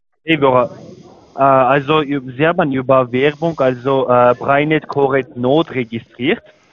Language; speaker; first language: German; non-native, learner; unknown